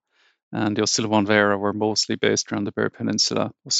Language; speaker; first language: English; native; English